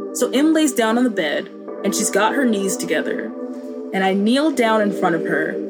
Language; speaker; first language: English; native; English